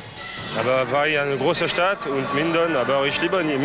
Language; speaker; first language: German; non-native, learner; French